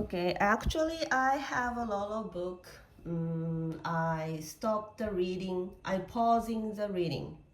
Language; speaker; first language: English; non-native, learner; Japanese